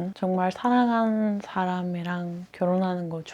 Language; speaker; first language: Korean; non-native, fluent; Dutch